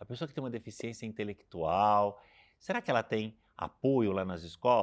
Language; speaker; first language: Portuguese; native; Portuguese